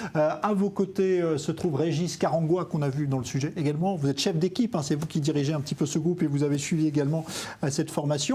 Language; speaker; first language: French; native; French